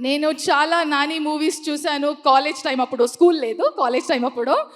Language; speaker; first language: Telugu; non-native, learner; Kannada